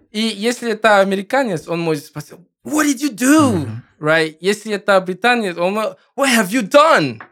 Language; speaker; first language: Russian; non-native, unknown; English